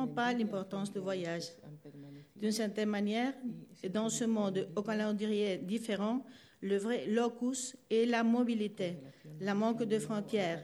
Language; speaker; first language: French; non-native, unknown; Spanish